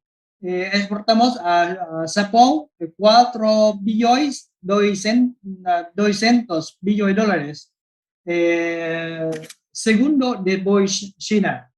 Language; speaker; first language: Spanish; non-native, learner; Vietnamese